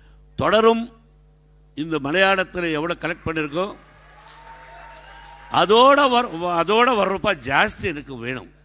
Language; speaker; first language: Tamil; non-native, learner; Telugu